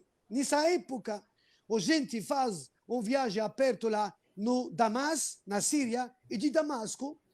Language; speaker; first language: Portuguese; non-native, fluent; Arabic